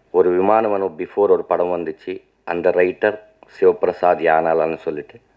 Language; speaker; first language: Tamil; non-native, learner; Telugu